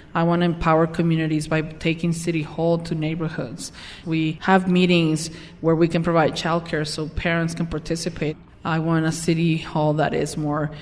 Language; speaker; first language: English; non-native, fluent; Spanish